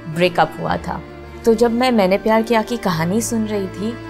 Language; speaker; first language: Hindi; non-native, local second language; Marathi